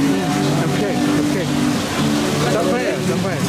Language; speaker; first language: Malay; non-native, learner; English